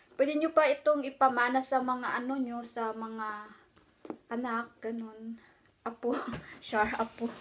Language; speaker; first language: Filipino; non-native, local second language; Cebuano